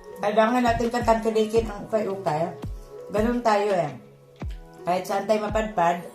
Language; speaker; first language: Filipino; non-native, local second language; Cebuano